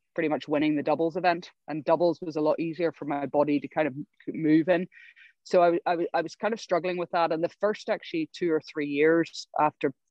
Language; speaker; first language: English; native; English